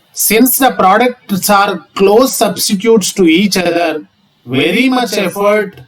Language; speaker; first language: English; non-native, local second language; Telugu